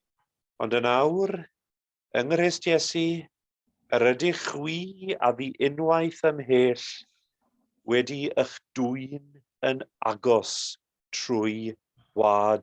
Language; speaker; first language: Welsh; native; Welsh